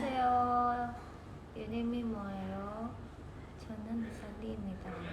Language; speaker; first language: Korean; non-native, learner; Indonesian